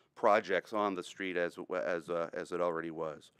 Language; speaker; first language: English; native; English